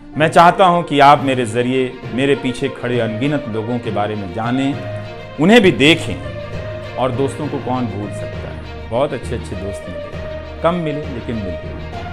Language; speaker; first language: Hindi; non-native, local second language; Bhojpuri